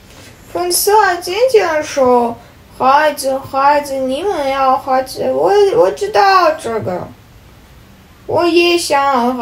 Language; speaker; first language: Chinese; non-native, learner; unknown